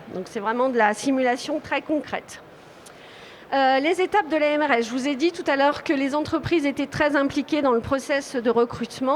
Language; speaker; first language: French; native; French